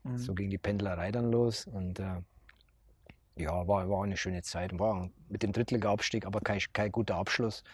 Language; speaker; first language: German; native; German